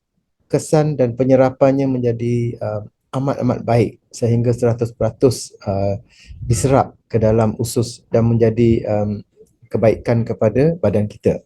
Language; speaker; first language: Malay; native; Malay